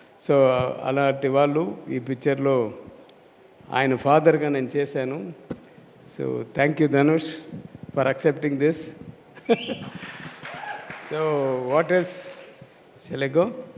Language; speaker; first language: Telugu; non-native, learner; Tamil